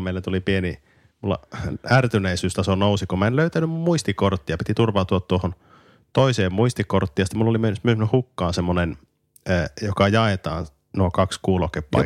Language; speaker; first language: Finnish; native; Finnish